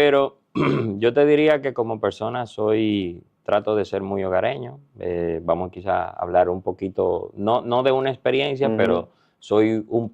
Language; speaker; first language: Spanish; native; Spanish